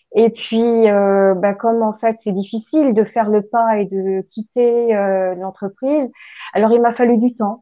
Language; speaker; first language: French; native; French